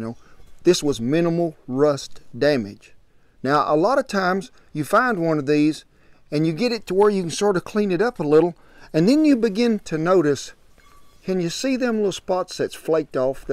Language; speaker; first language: English; native; English